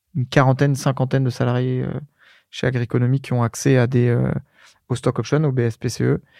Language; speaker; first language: French; native; French